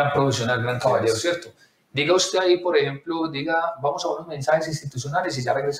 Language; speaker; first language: Spanish; native; Spanish